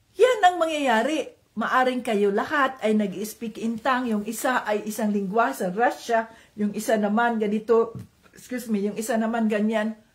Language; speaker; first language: Filipino; non-native, local second language; Cebuano